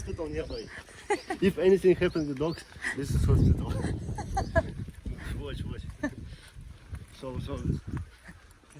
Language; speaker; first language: English; non-native, learner; Nepali